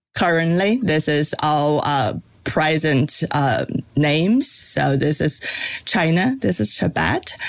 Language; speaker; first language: English; non-native, fluent; Chinese